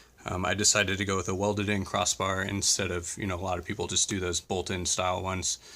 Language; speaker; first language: English; native; English